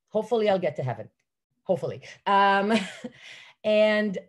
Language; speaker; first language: English; non-native, fluent; Hebrew